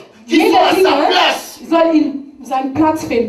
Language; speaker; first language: German; non-native, learner; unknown